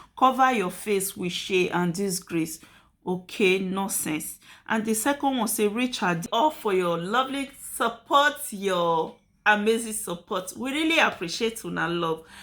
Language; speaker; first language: Nigerian Pidgin; native; Nigerian Pidgin